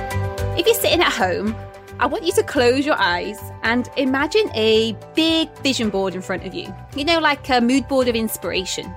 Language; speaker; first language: English; native; English